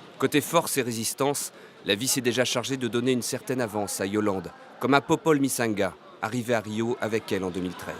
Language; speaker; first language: French; native; French